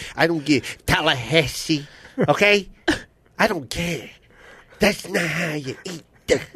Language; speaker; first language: English; native; English